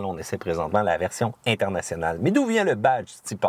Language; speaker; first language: French; native; French